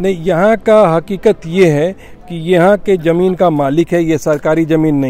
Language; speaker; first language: Hindi; native; Hindi